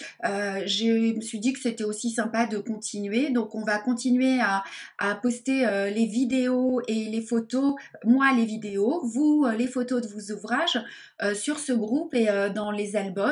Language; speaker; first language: French; native; French